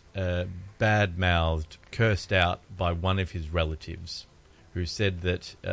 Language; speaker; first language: English; early bilingual, other home language; Greek